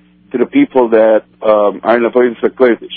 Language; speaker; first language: English; non-native, fluent; Portuguese